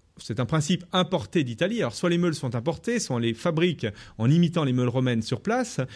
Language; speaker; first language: French; native; French